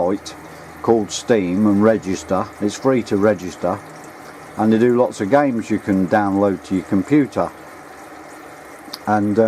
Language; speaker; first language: English; native; English